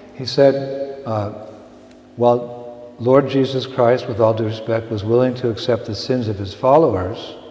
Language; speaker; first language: English; native; English